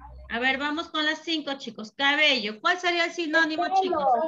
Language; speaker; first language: Spanish; native; Spanish